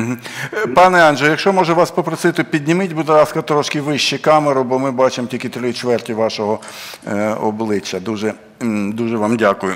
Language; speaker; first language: Ukrainian; native; Ukrainian